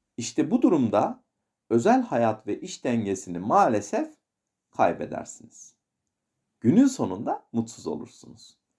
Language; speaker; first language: Turkish; native; Turkish